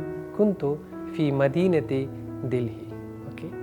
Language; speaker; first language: Arabic; non-native, fluent; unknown